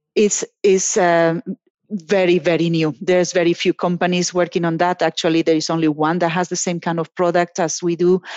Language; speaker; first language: English; non-native, fluent; Spanish